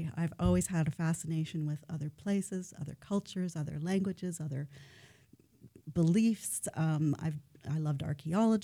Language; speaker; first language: English; native; English